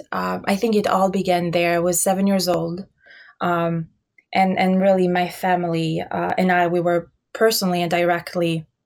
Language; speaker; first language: English; early bilingual, other home language; Albanian